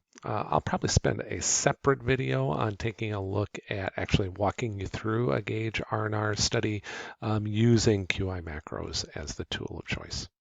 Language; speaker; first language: English; native; English